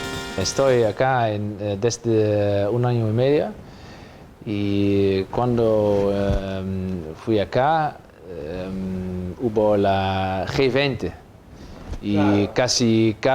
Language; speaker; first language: Spanish; non-native, fluent; Dutch